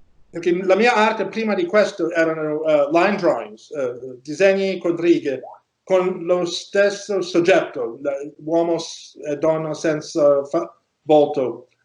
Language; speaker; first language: Italian; non-native, learner; English